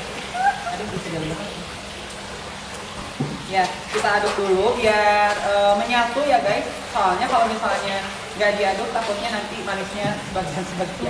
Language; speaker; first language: Indonesian; native; Indonesian